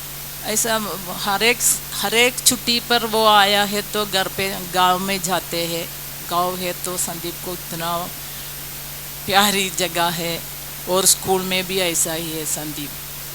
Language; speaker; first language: Hindi; non-native, local second language; Malayalam